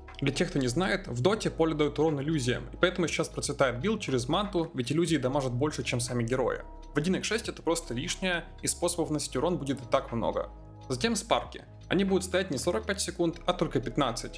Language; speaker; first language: Russian; native; Russian